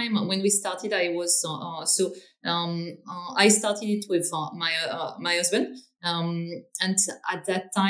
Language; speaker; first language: English; non-native, fluent; French